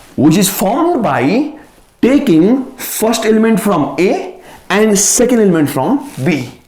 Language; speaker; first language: English; non-native, local second language; Nepali